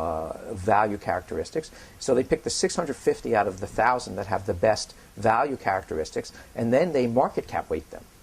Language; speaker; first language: English; native; English